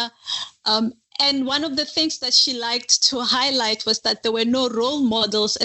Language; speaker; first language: English; non-native, local second language; Northern Sotho